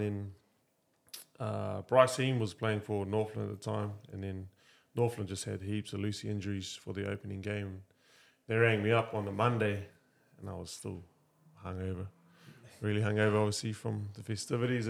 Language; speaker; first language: English; native; English